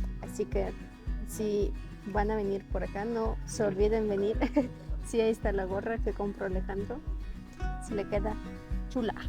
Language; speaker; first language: Spanish; non-native, fluent; Ukrainian